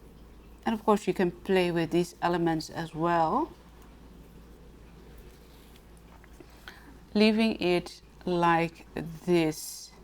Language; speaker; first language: English; non-native, fluent; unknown